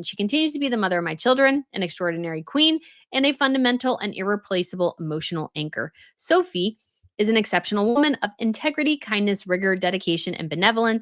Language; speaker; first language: English; native; English